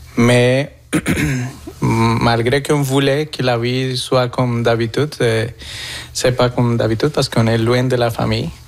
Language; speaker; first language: French; non-native, fluent; Spanish